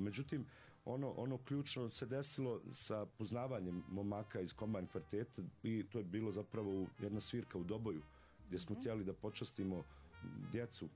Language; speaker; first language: Serbian; native; Serbian